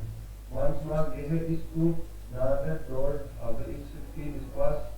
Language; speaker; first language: German; non-native, learner; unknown